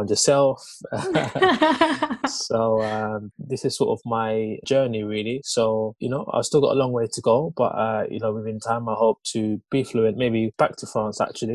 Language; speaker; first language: English; early bilingual, other home language; Lingala